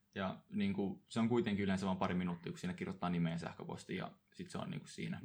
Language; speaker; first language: Finnish; native; Finnish